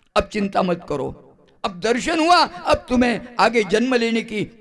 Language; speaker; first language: Hindi; non-native, local second language; Marathi